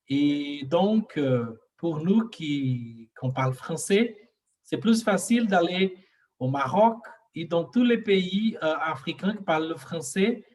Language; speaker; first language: French; non-native, learner; Portuguese